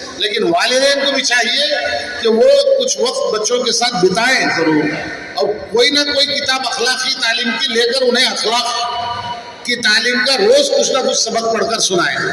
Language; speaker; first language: Urdu; native; Urdu